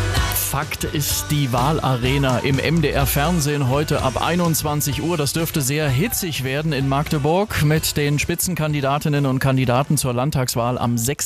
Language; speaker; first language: German; native; German